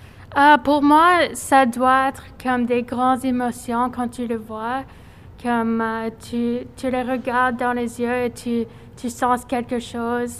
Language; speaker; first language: French; non-native, fluent; English